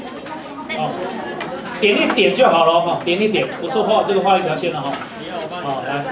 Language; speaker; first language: Chinese; native; Chinese